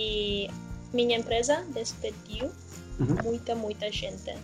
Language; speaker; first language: Portuguese; non-native, learner; Spanish